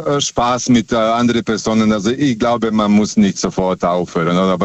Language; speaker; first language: German; non-native, fluent; Serbian